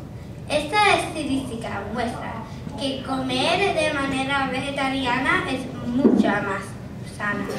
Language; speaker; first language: Spanish; non-native, learner; English